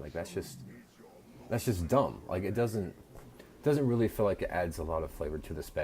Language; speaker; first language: English; native; English